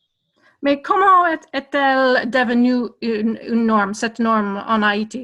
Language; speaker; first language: French; non-native, fluent; English